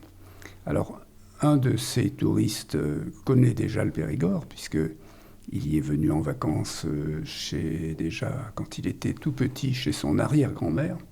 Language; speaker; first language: French; native; French